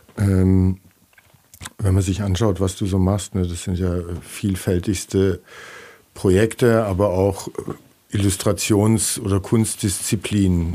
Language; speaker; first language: German; native; German